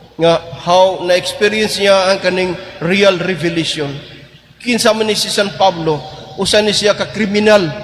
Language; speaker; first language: Cebuano; native; Cebuano